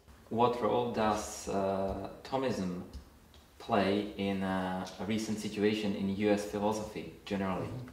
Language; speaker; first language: English; non-native, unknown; Czech